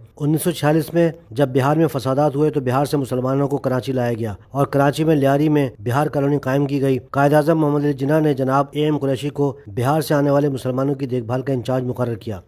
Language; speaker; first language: Urdu; native; Urdu